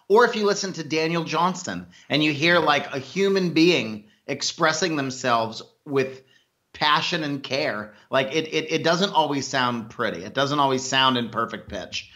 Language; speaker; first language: English; native; English